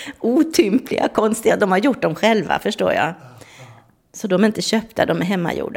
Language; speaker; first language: Swedish; native; Swedish